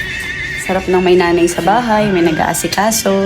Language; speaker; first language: Filipino; native; Filipino